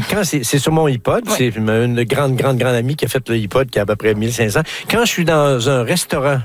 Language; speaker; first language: French; native; French